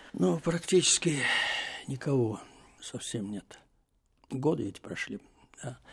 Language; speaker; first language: Russian; native; Russian